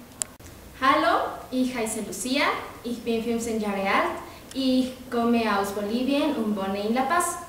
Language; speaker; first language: German; non-native, learner; Spanish